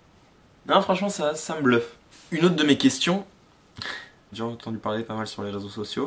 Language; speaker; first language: French; native; French